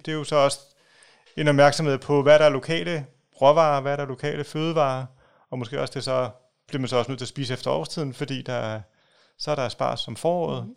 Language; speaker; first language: Danish; native; Danish